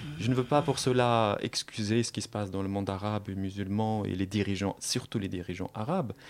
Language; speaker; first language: French; non-native, local second language; Arabic